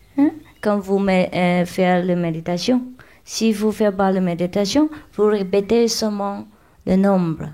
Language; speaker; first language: French; non-native, learner; Chinese